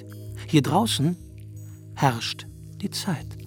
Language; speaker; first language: German; native; German